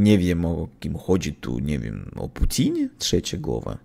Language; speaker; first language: Polish; non-native, learner; Russian